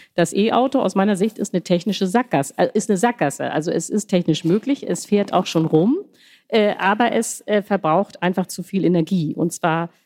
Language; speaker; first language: German; native; German